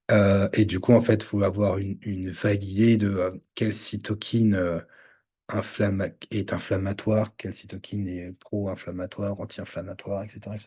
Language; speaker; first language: French; native; French